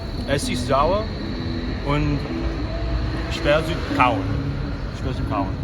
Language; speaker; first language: German; non-native, learner; English